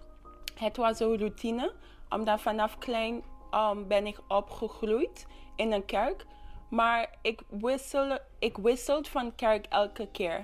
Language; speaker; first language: Dutch; non-native, local second language; English